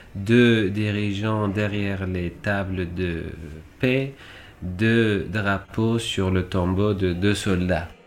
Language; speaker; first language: French; non-native, fluent; Persian